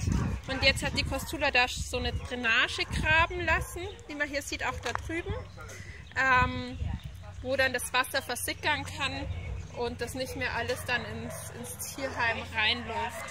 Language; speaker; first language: German; native; German